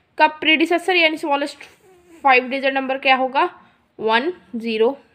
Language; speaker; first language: Hindi; non-native, local second language; Punjabi